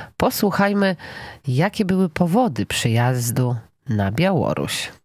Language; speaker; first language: Polish; native; Polish